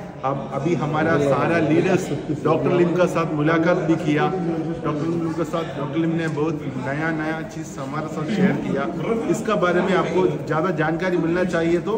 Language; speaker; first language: Hindi; non-native, fluent; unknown